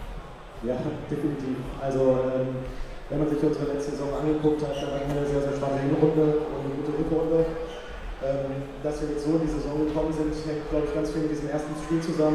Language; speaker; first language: German; native; German